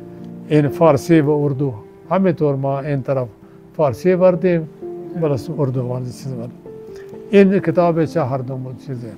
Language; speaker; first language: Persian; non-native, fluent; Urdu